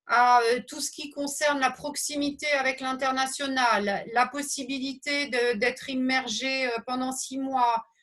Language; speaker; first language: French; native; French